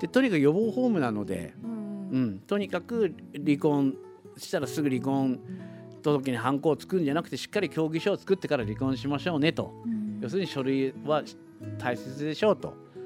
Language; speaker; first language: Japanese; native; Japanese